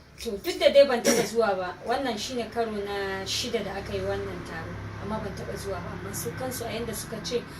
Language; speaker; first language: Hausa; non-native, local second language; Fula